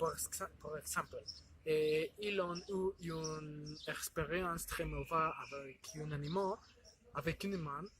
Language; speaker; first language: French; non-native, learner; Spanish